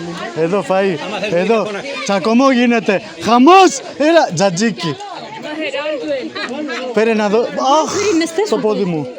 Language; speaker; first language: Greek; non-native, fluent; Armenian